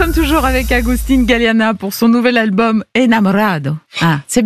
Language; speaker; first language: French; native; French